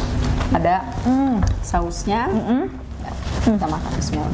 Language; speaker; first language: Indonesian; native; Indonesian